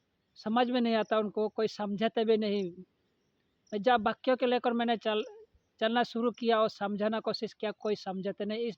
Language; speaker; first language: Hindi; non-native, local second language; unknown